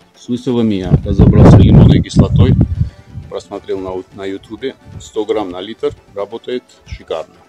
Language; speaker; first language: Russian; non-native, local second language; Georgian